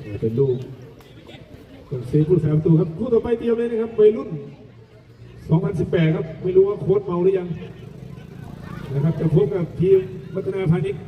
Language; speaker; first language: Thai; native; Thai